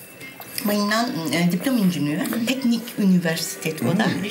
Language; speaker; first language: German; non-native, learner; Turkish